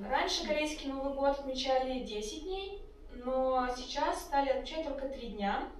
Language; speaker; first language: Russian; native; Russian